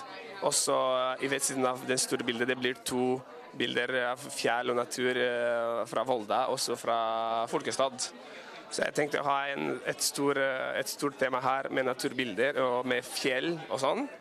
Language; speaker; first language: Norwegian; non-native, fluent; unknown